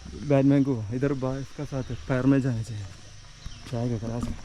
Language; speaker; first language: Hindi; non-native, local second language; Malayalam